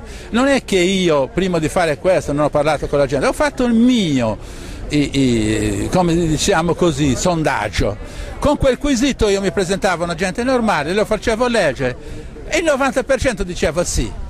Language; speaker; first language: Italian; non-native, local second language; Sardinian